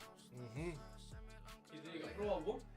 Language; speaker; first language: Icelandic; native; Icelandic